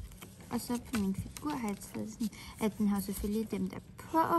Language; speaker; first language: Danish; native; Danish